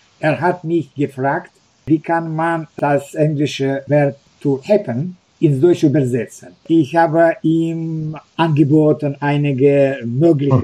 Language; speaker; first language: German; non-native, fluent; Russian